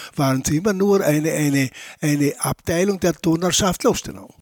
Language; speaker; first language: German; native; German